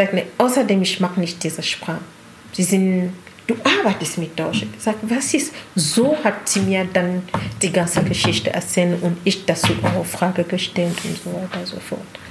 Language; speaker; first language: German; non-native, learner; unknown